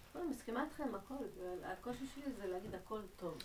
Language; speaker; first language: Hebrew; early bilingual, other home language; Persian